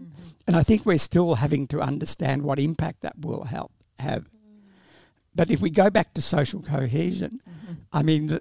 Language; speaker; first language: English; early bilingual, other home language; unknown